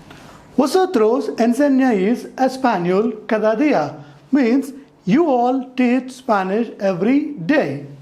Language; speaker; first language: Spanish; non-native, fluent; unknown